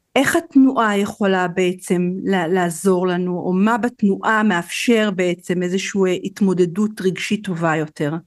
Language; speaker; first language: Hebrew; native; Hebrew